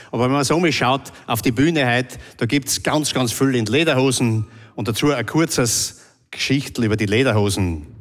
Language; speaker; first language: German; native; German